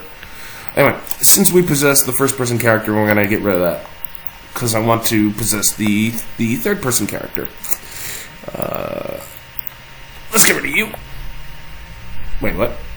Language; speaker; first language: English; native; English